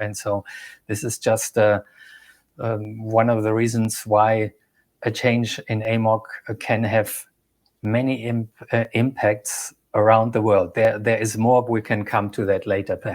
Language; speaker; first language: English; non-native, fluent; German